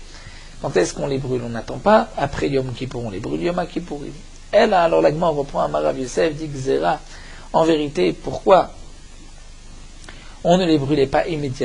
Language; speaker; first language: French; native; French